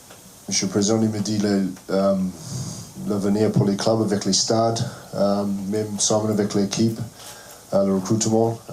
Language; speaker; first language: French; non-native, fluent; English